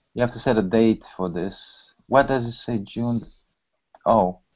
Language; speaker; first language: English; early bilingual, other home language; Polish